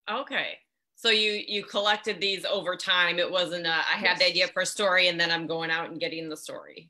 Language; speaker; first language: English; native; English